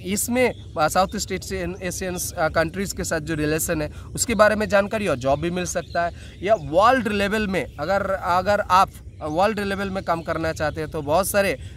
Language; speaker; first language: Hindi; non-native, local second language; Bangla